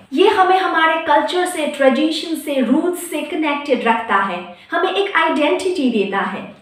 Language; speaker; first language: Hindi; non-native, local second language; Assamese